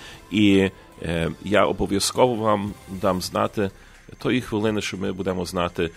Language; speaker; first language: Ukrainian; early bilingual, heritage; Ukrainian